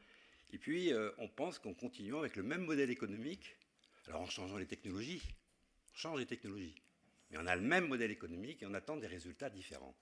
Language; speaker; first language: French; native; French